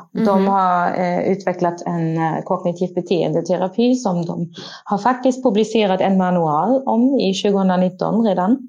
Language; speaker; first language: Swedish; non-native, fluent; German